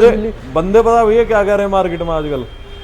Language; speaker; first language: Hindi; native; Hindi